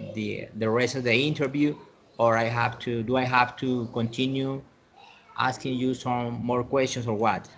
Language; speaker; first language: English; non-native, learner; Spanish